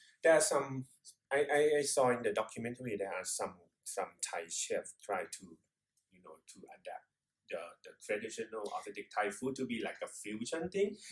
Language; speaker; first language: English; non-native, fluent; Thai